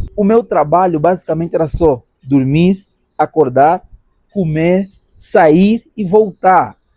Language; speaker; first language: Portuguese; native; Portuguese